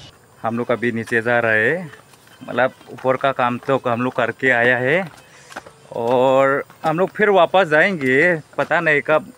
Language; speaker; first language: Hindi; non-native, local second language; Bangla